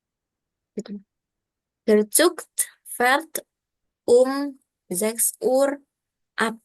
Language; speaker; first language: German; non-native, learner; Indonesian